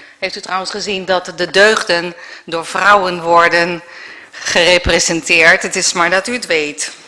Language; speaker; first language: Dutch; native; Dutch